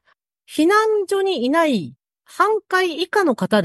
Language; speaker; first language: Japanese; native; Japanese